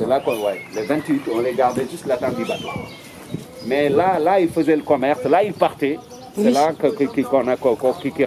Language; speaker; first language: French; non-native, local second language; Wolof